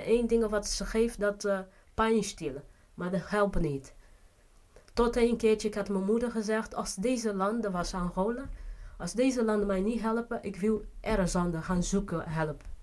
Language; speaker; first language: Dutch; non-native, fluent; Portuguese